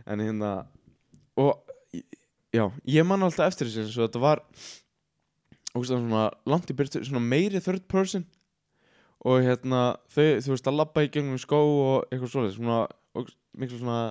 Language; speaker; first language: Icelandic; native; Icelandic